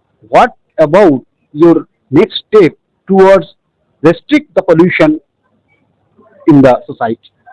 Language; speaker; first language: English; non-native, local second language; Bangla